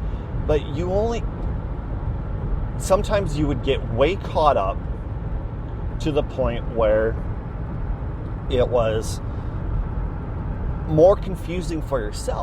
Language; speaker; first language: English; native; English